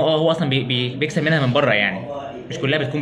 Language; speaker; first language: Arabic; native; Arabic